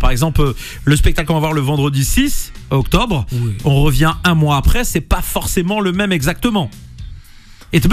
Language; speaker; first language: French; native; French